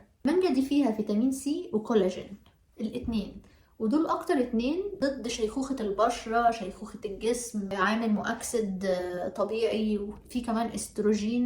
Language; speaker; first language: Arabic; native; Arabic